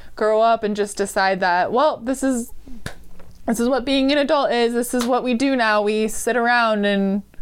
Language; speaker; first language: English; native; English